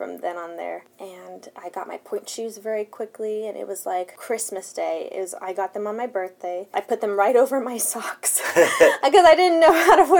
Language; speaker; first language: English; early bilingual, other home language; Spanish